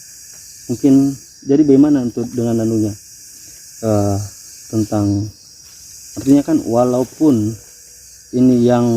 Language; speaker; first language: Indonesian; native; Indonesian